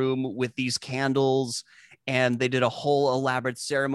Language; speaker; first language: English; native; English